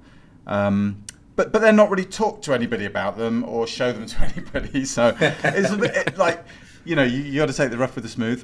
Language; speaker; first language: English; native; English